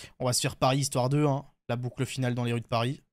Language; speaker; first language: French; native; French